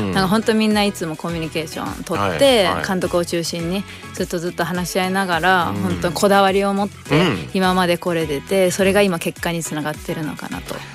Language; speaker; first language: Japanese; native; Japanese